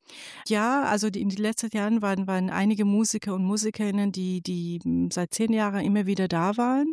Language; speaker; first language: German; non-native, fluent; Persian